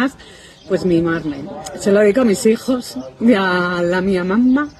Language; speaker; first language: Spanish; native; Spanish